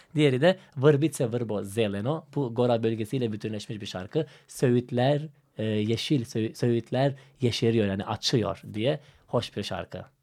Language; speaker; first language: Turkish; non-native, fluent; Macedonian